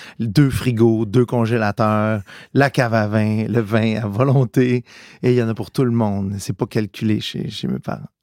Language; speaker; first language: French; early bilingual, other home language; Italian